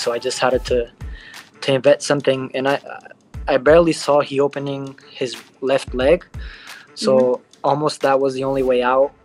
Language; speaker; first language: English; non-native, fluent; Portuguese